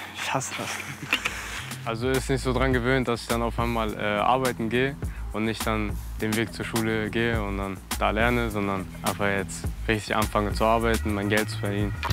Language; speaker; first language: German; early bilingual, other home language; Russian